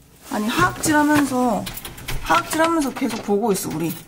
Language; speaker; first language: Korean; native; Korean